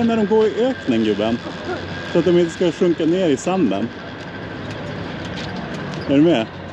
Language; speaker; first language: Swedish; native; Swedish